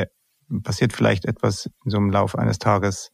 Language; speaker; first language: German; native; German